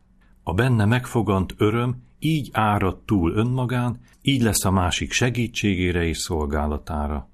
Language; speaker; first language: Hungarian; native; Hungarian